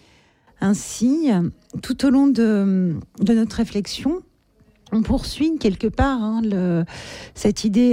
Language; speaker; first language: French; native; French